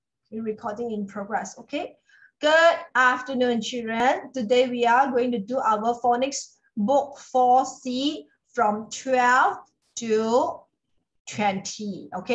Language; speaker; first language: English; non-native, local second language; Chinese